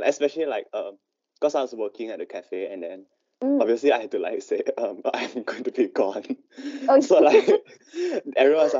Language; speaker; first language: English; non-native, local second language; Cantonese